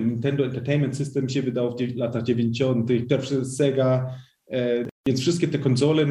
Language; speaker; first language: Polish; early bilingual, heritage; Polish